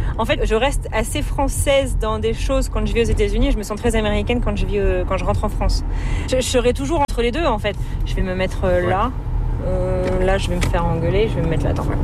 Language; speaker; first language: French; native; French